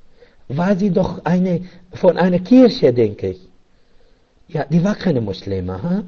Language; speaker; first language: German; non-native, fluent; Arabic